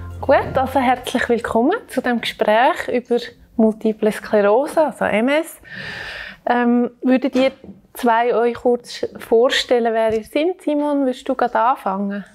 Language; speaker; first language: German; native; German